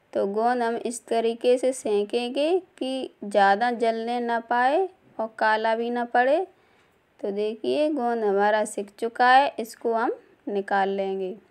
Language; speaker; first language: Hindi; native; Hindi